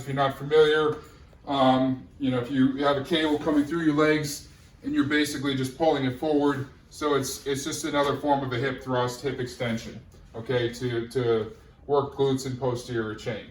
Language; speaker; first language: English; native; English